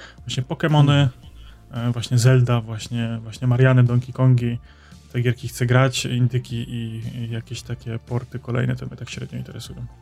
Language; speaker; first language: Polish; native; Polish